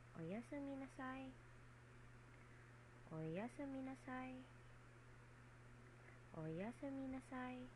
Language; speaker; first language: Japanese; non-native, learner; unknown